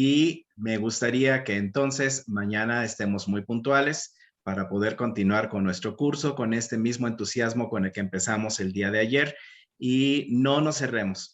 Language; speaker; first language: Spanish; native; Spanish